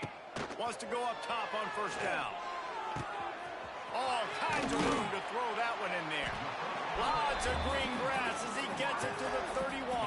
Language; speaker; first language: English; native; English